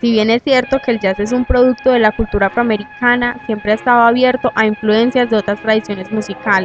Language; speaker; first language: Spanish; native; Spanish